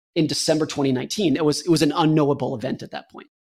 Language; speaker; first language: English; native; English